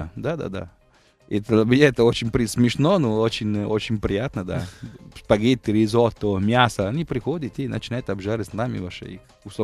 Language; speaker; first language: Russian; non-native, fluent; Italian